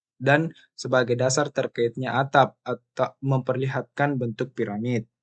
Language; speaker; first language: Indonesian; non-native, local second language; Buginese